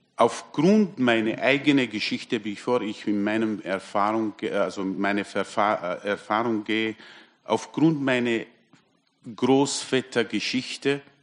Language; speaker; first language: German; non-native, fluent; Armenian